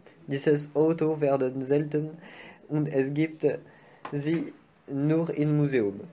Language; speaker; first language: German; non-native, learner; French